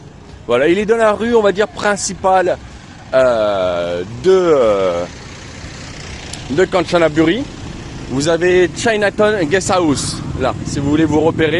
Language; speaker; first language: French; native; French